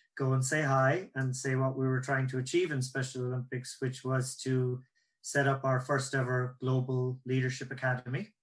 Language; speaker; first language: English; native; English